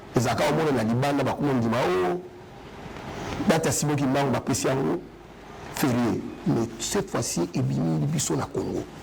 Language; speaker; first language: Lingala; non-native, local second language; Kongo